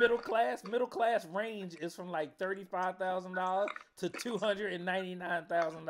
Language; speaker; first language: English; native; English